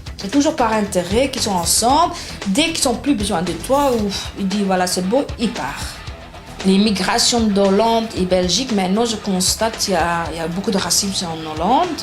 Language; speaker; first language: French; non-native, fluent; Arabic